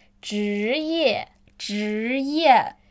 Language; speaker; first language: Spanish; non-native, fluent; Chinese